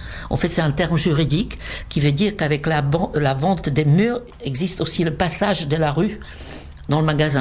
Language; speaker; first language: French; non-native, fluent; Czech